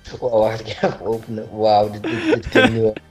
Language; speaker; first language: Dutch; native; Dutch